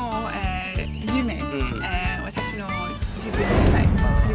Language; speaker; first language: Japanese; non-native, learner; English